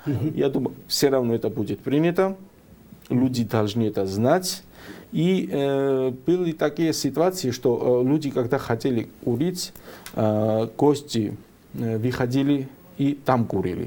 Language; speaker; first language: Russian; non-native, fluent; Georgian